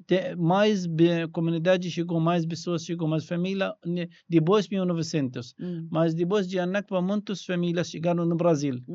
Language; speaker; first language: Portuguese; non-native, learner; Arabic